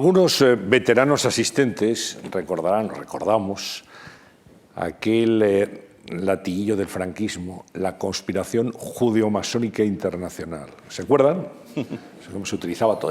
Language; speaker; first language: Spanish; native; Spanish